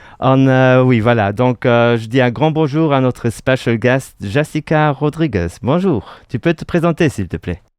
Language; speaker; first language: French; non-native, local second language; Luxembourgish